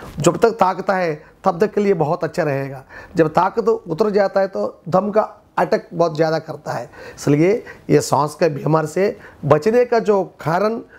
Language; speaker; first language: Hindi; non-native, local second language; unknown